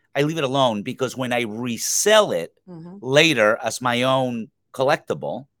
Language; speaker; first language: English; non-native, fluent; Spanish